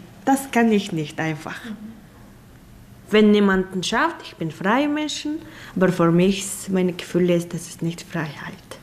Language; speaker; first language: German; non-native, learner; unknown